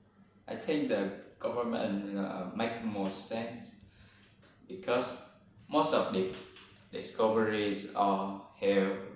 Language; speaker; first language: English; non-native, learner; Vietnamese